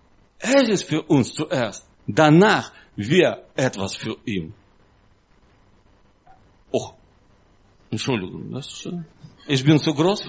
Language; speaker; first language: German; non-native, learner; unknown